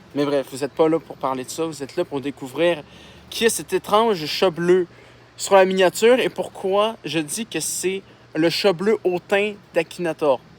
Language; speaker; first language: French; native; French